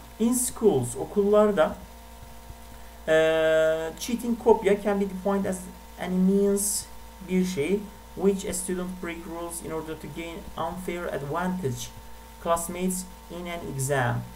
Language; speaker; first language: English; non-native, fluent; Turkish